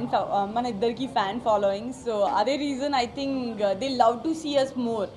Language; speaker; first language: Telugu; non-native, learner; Gujarati